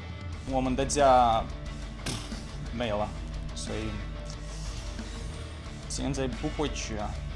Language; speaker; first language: Chinese; non-native, learner; Russian